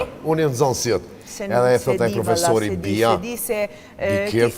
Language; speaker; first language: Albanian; native; Albanian